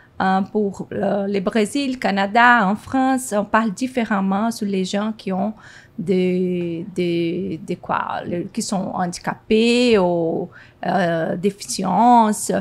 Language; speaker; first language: French; non-native, fluent; Portuguese